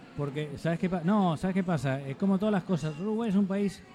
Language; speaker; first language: Spanish; native; Spanish